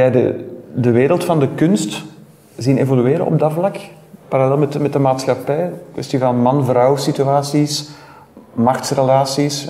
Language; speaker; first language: Dutch; native; Dutch